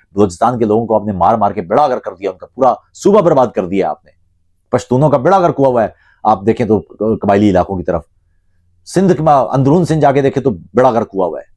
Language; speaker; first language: Urdu; non-native, local second language; Punjabi